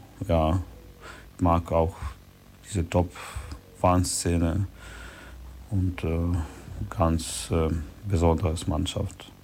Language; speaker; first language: German; non-native, learner; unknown